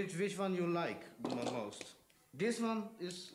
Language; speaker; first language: English; non-native, fluent; Dutch